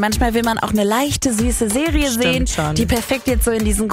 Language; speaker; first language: German; native; German